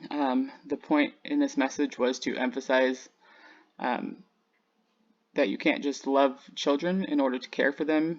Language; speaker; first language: English; native; English